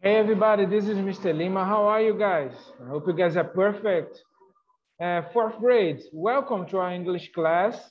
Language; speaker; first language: English; non-native, fluent; Portuguese